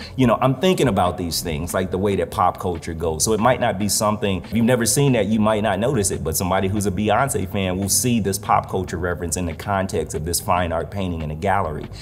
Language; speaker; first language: English; native; English